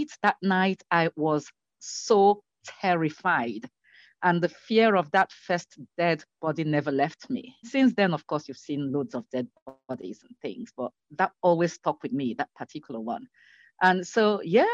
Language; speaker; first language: English; non-native, local second language; Igbo